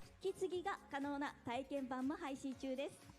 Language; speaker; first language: Japanese; native; Japanese